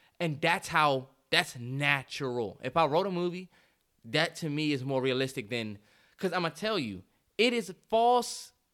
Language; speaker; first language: English; native; English